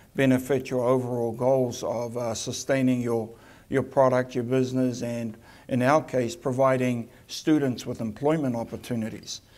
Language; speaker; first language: English; native; English